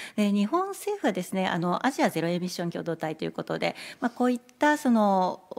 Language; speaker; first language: Japanese; native; Japanese